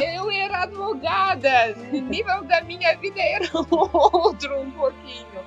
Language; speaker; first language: Portuguese; non-native, fluent; Russian